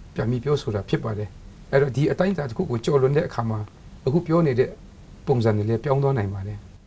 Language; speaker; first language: Burmese; non-native, local second language; Kachin